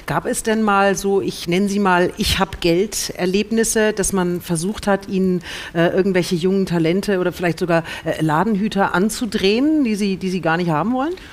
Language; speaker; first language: German; native; German